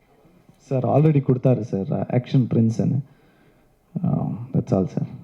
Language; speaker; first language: Tamil; non-native, learner; Kannada